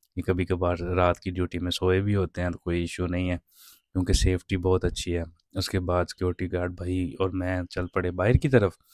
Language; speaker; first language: Urdu; non-native, local second language; Punjabi